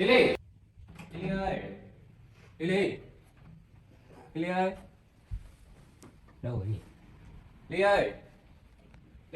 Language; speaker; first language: Vietnamese; native; Vietnamese